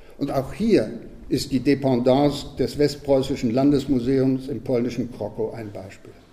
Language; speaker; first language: German; native; German